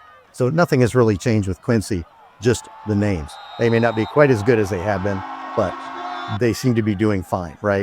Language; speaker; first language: English; native; English